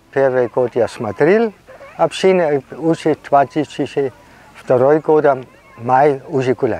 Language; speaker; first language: Russian; non-native, learner; German